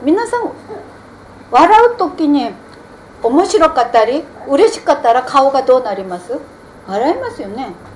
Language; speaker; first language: Japanese; non-native, fluent; Korean